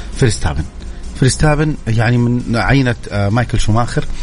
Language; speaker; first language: Arabic; native; Arabic